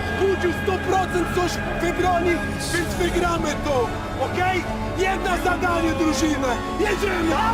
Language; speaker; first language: Polish; non-native, fluent; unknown